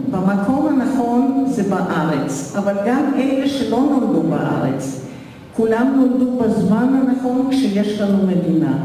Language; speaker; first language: Hebrew; early bilingual, other home language; Polish